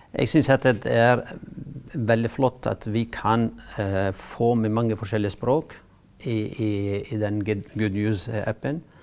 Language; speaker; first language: Norwegian; non-native, fluent; Arabic